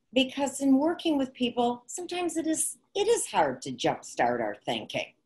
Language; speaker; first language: English; native; English